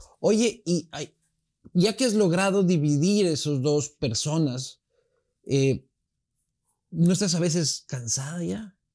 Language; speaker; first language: Spanish; native; Spanish